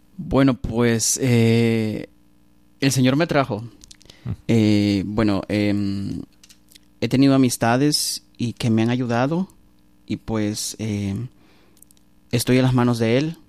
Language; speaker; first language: Spanish; native; Spanish